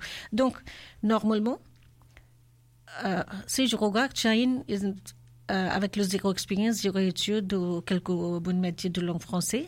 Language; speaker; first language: French; non-native, learner; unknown